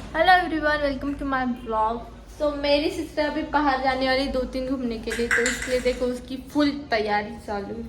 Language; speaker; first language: Hindi; non-native, local second language; Marathi